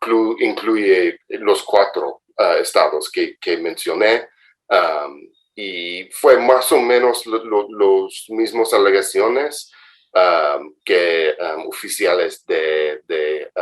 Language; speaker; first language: Spanish; non-native, fluent; English